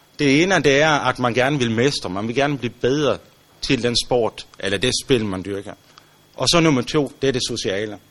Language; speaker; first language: Danish; non-native, fluent; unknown